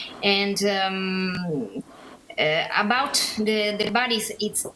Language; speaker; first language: English; non-native, learner; Italian